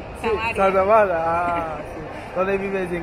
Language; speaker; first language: Spanish; non-native, learner; English